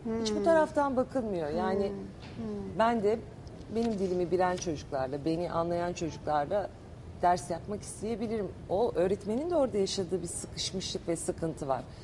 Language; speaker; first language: Turkish; native; Turkish